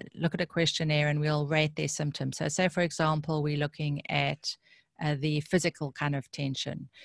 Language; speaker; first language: English; native; English